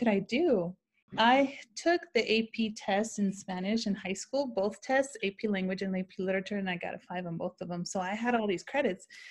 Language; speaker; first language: English; non-native, fluent; Spanish